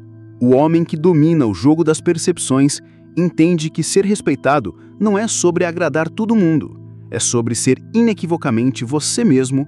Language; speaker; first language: Portuguese; native; Portuguese